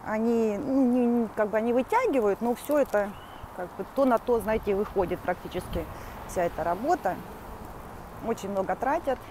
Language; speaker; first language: Russian; native; Russian